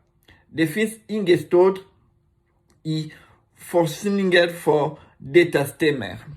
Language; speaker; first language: Swedish; non-native, learner; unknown